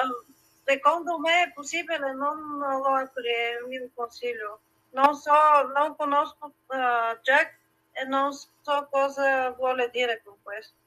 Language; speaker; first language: Italian; non-native, learner; Bulgarian